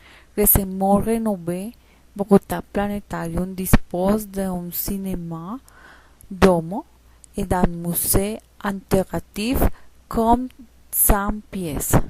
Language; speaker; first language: French; non-native, learner; Spanish